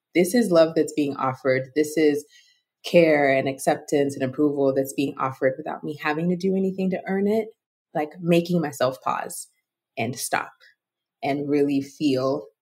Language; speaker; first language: English; non-native, local second language; Yoruba